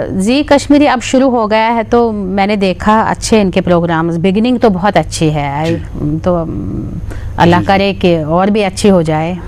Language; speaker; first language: Hindi; non-native, local second language; Kashmiri